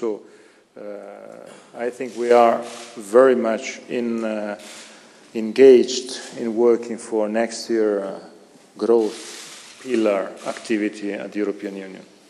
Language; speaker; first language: English; non-native, fluent; Italian